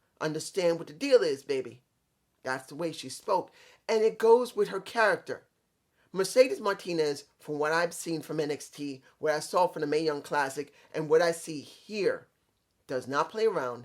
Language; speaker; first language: English; native; English